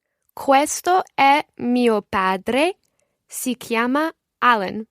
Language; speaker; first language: Italian; non-native, learner; English